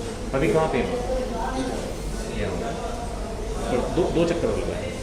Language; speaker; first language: Hindi; native; Hindi